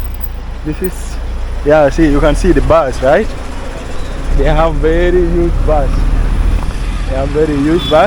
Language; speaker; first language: English; non-native, fluent; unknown